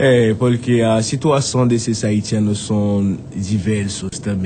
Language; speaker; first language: Portuguese; non-native, fluent; Haitian Creole